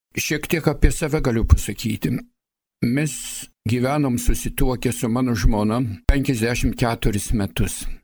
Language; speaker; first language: Lithuanian; early bilingual, heritage; Lithuanian